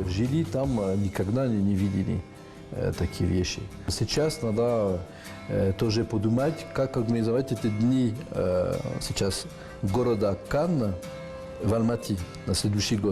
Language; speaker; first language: Russian; non-native, fluent; French